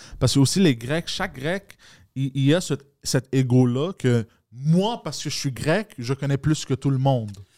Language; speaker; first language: French; early bilingual, other home language; Greek